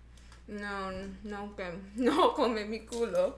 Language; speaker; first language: Spanish; non-native, learner; English